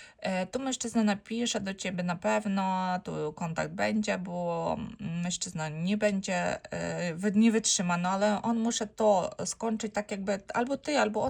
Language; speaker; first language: Polish; non-native, learner; Ukrainian